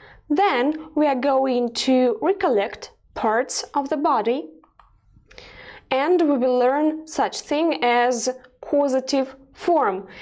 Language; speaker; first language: English; non-native, fluent; Russian